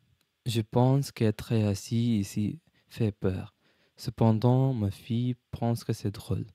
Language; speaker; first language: French; non-native, learner; English